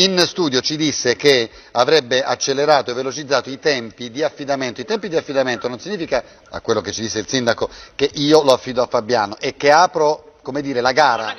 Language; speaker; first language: Italian; native; Italian